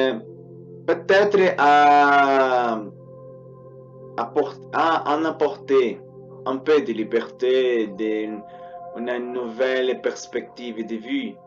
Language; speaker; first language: French; non-native, learner; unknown